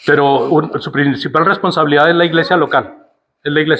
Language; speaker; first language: Spanish; native; Spanish